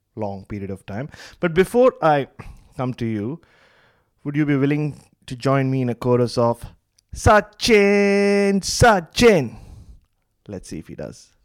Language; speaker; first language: English; non-native, local second language; Tamil